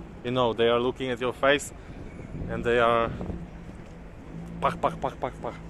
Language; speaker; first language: English; non-native, fluent; Polish